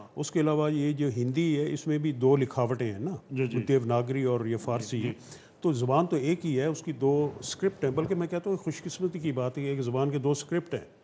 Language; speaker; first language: Urdu; non-native, local second language; Punjabi